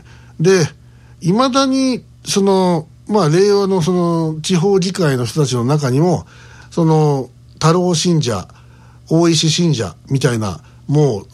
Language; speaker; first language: Japanese; native; Japanese